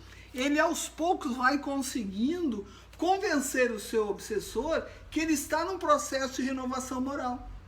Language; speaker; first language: Portuguese; native; Portuguese